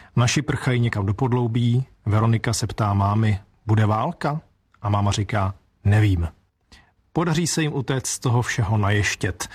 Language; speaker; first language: Czech; native; Czech